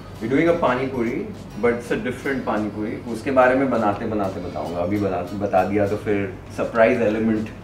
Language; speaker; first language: Hindi; non-native, local second language; Punjabi